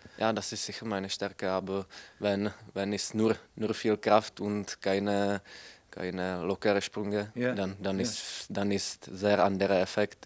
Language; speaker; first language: German; non-native, learner; Czech